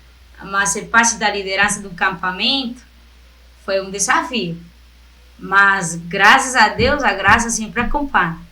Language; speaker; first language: Portuguese; non-native, fluent; Spanish